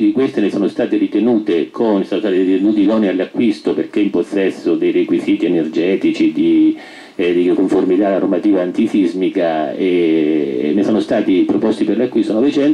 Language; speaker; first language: Italian; native; Italian